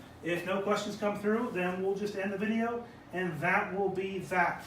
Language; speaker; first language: English; native; English